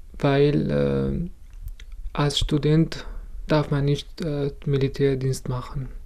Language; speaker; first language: German; non-native, fluent; Kurdish